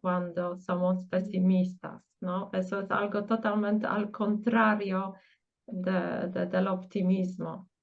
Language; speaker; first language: Spanish; non-native, fluent; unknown